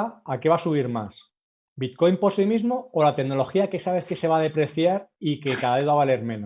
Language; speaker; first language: Spanish; native; Spanish